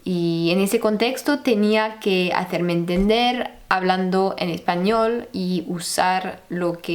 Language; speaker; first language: Spanish; non-native, fluent; French